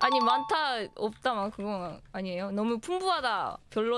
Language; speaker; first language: Korean; non-native, fluent; Japanese